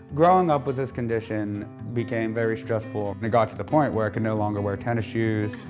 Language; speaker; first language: English; native; English